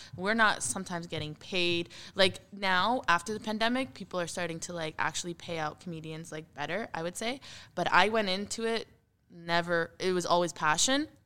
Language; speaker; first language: English; early bilingual, heritage; Arabic